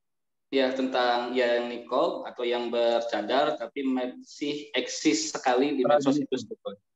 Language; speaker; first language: Indonesian; native; Indonesian